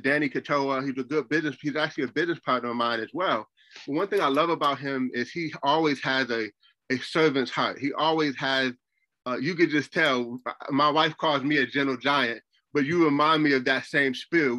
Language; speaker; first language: English; native; English